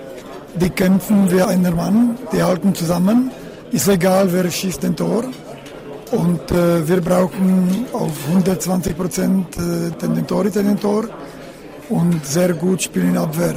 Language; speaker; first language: German; non-native, learner; Czech